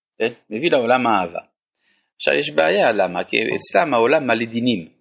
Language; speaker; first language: Hebrew; non-native, fluent; French